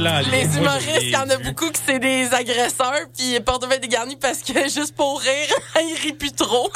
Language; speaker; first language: French; native; French